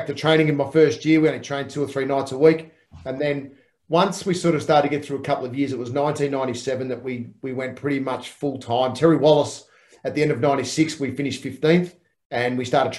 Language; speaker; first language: English; native; English